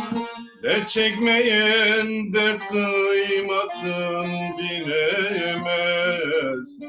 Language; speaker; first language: Turkish; native; Turkish